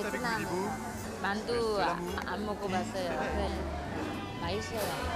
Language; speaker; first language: Korean; non-native, learner; Vietnamese